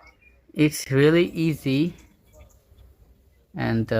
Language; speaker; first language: English; non-native, fluent; Bangla